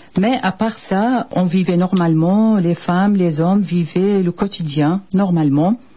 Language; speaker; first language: French; non-native, fluent; Arabic